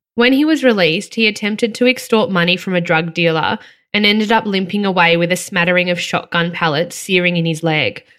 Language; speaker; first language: English; native; English